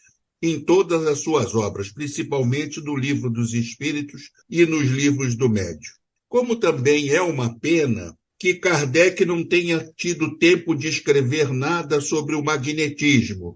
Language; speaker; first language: Portuguese; native; Portuguese